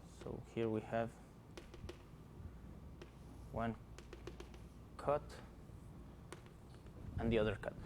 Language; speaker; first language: English; non-native, fluent; Spanish